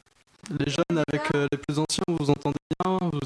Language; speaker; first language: French; native; French